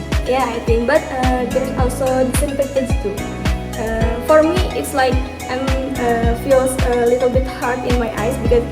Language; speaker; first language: English; non-native, learner; Indonesian